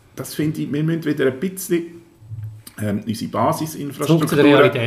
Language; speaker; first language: German; native; German